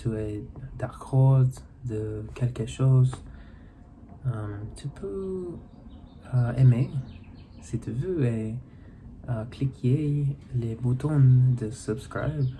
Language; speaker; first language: French; non-native, learner; English